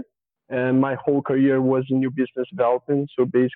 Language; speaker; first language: English; non-native, fluent; Portuguese